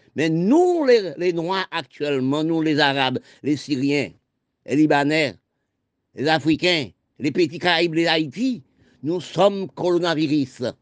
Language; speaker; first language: French; non-native, local second language; Haitian Creole